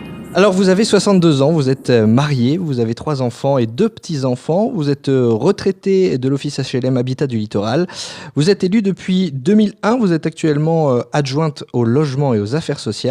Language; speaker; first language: French; native; French